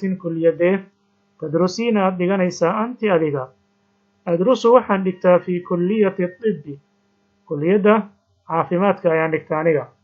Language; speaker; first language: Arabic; non-native, fluent; Somali